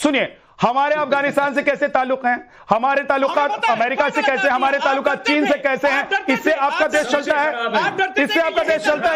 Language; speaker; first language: Hindi; native; Hindi